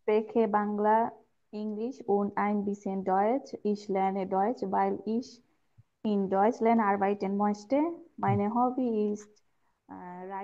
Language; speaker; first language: German; non-native, learner; Bangla